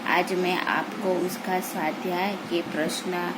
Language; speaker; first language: Hindi; non-native, local second language; Gujarati